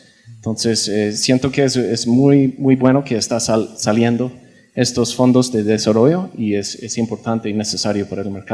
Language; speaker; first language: Spanish; non-native, fluent; English